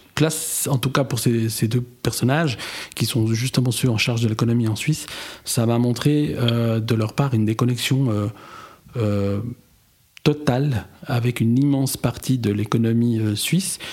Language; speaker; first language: French; native; French